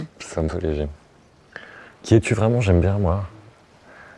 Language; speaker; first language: French; native; French